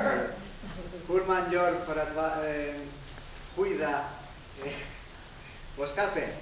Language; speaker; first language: Swedish; non-native, learner; Spanish